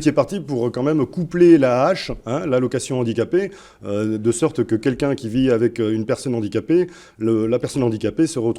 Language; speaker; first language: French; native; French